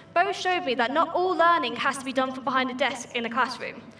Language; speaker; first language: English; native; English